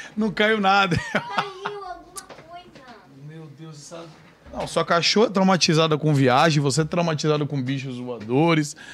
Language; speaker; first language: Portuguese; native; Portuguese